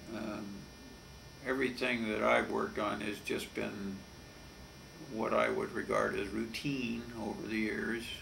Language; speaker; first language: English; native; English